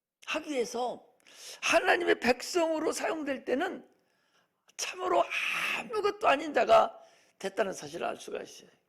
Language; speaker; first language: Korean; native; Korean